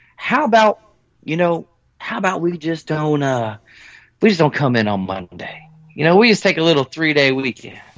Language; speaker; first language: English; native; English